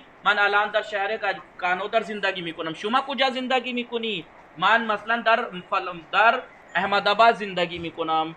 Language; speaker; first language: Persian; non-native, fluent; Urdu